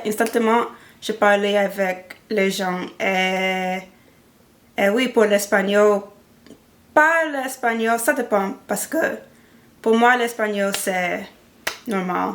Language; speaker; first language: French; non-native, learner; English